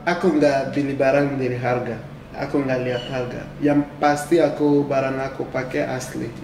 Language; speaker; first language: Indonesian; non-native, fluent; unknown